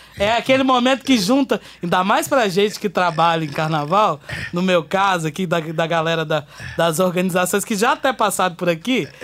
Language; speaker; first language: Portuguese; native; Portuguese